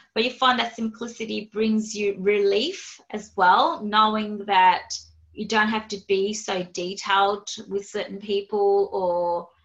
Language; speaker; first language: English; native; English